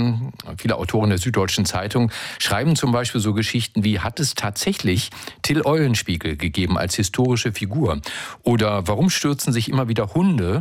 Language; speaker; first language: German; native; German